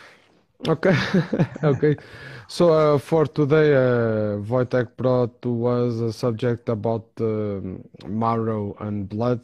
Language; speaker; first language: English; non-native, fluent; Portuguese